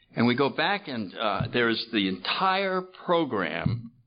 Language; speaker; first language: English; native; English